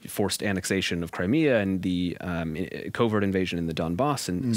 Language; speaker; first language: English; native; English